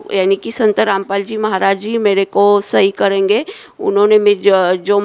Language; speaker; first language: Hindi; non-native, local second language; Marathi